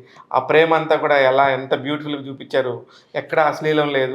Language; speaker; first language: Telugu; native; Telugu